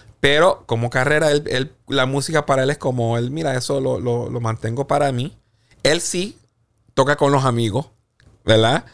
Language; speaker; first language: Spanish; native; Spanish